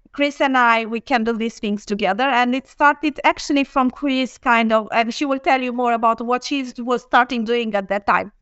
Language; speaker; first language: English; non-native, fluent; Romanian